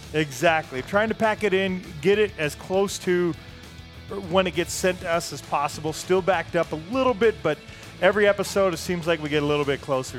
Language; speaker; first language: English; native; English